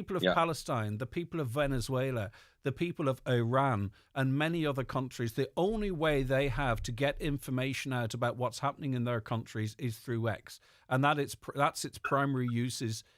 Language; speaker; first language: English; native; English